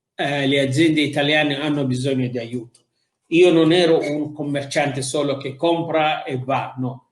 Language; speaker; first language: Italian; non-native, fluent; Arabic